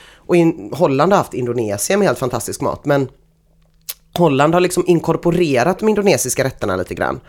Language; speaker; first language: Swedish; native; Swedish